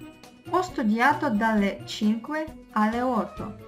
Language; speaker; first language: Italian; non-native, fluent; Russian